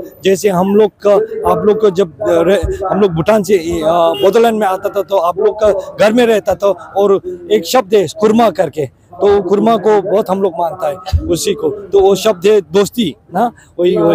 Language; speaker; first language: Hindi; non-native, fluent; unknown